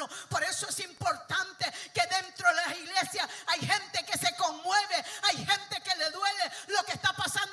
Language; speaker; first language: Spanish; native; Spanish